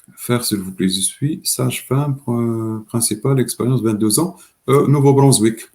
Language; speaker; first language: French; non-native, local second language; Arabic